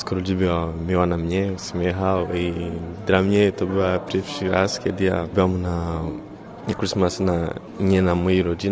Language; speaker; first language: Polish; non-native, learner; Kinyarwanda